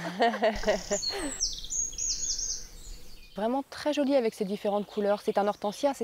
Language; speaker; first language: French; native; French